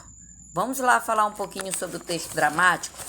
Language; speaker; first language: Portuguese; native; Portuguese